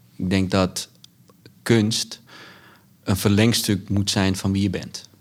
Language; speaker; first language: Dutch; early bilingual, other home language; Sranan Tongo